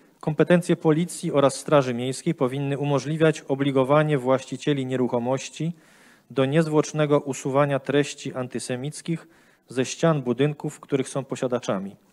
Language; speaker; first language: Polish; native; Polish